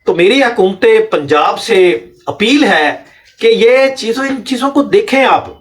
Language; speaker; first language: Urdu; non-native, local second language; Punjabi